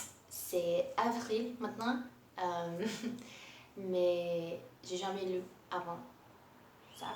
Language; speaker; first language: French; non-native, learner; Portuguese